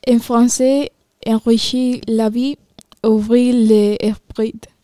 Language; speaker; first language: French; non-native, learner; Galician